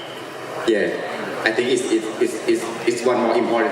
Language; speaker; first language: English; non-native, fluent; Thai